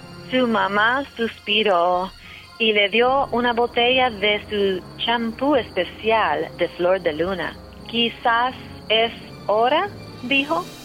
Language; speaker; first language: Spanish; early bilingual, heritage; Spanish